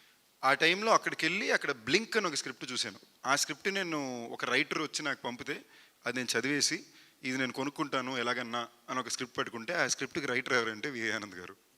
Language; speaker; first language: Telugu; native; Telugu